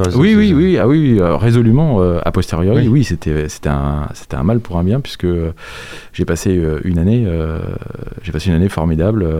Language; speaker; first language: French; native; French